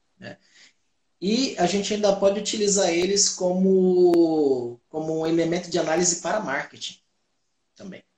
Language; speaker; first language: Portuguese; native; Portuguese